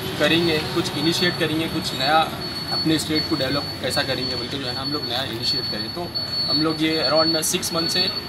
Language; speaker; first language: Hindi; non-native, local second language; Urdu